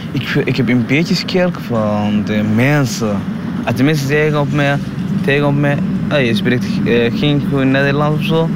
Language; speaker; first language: Dutch; non-native, learner; Somali